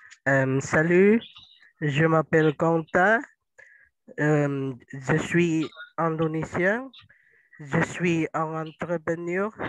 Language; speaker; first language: French; non-native, learner; Indonesian